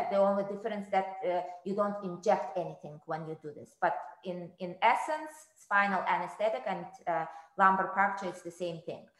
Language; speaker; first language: English; non-native, fluent; Azerbaijani